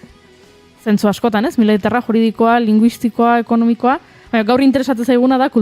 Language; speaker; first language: Basque; native; Basque